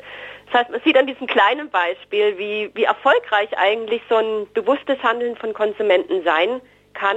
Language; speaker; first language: German; native; German